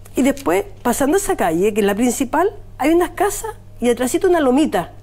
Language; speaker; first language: Spanish; native; Spanish